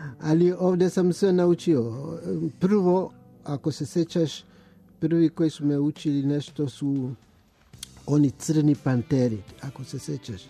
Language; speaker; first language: Serbian; early bilingual, other home language; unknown